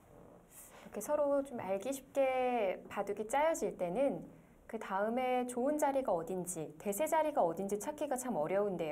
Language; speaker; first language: Korean; native; Korean